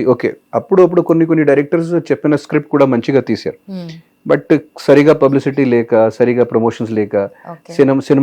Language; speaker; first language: Telugu; non-native, fluent; Hindi